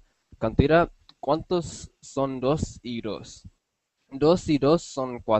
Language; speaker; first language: Spanish; non-native, learner; English